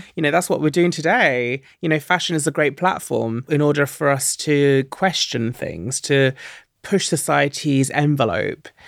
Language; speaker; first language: English; native; English